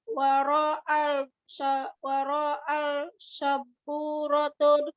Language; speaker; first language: Arabic; non-native, learner; Indonesian